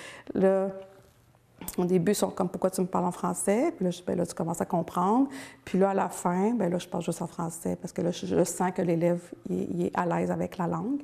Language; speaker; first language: French; native; French